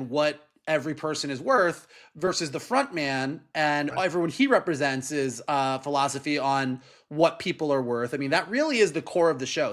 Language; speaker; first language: English; native; English